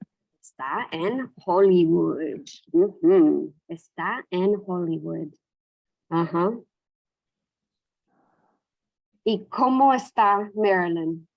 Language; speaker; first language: Spanish; non-native, fluent; English